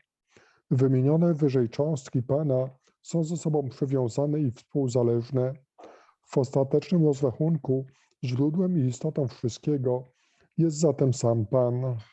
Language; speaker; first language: Polish; native; Polish